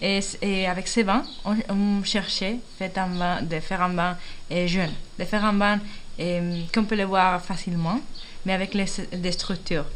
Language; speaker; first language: French; non-native, fluent; Spanish